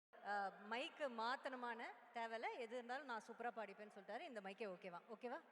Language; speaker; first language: Tamil; native; Tamil